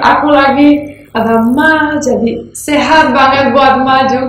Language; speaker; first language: Indonesian; non-native, fluent; Romanian